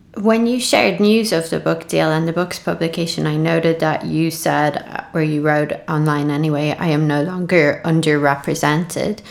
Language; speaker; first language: English; native; English